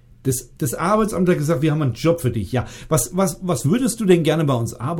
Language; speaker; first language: German; native; German